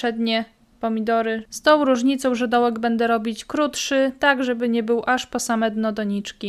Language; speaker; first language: Polish; native; Polish